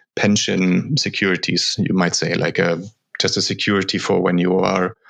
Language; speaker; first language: English; non-native, fluent; German